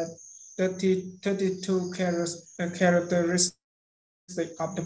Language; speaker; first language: English; non-native, learner; Khmer